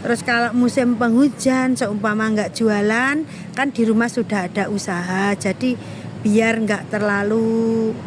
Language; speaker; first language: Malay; non-native, local second language; Javanese